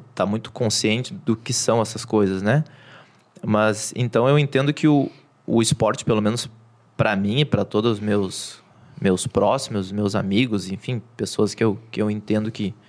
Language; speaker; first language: Portuguese; native; Portuguese